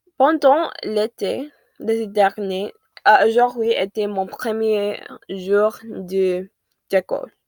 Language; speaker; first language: French; non-native, learner; English